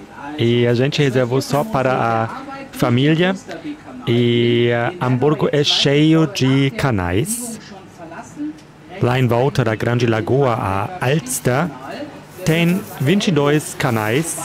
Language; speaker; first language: Portuguese; non-native, fluent; German